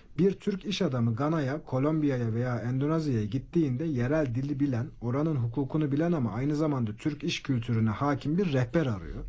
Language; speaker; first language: Turkish; native; Turkish